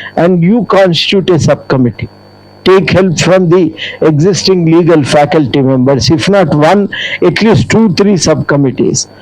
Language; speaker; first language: English; non-native, local second language; Telugu